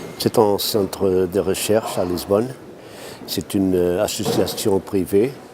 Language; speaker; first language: French; non-native, fluent; Portuguese